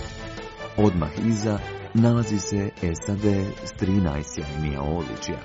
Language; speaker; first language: Croatian; native; Croatian